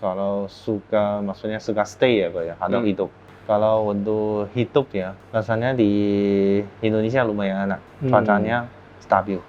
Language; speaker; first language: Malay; non-native, fluent; Chinese